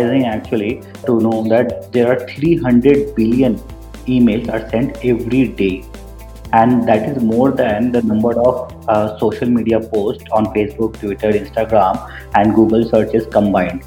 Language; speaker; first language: English; non-native, local second language; Hindi